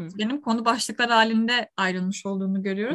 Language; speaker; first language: Turkish; native; Turkish